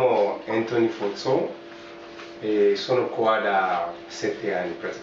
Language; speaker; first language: Italian; non-native, fluent; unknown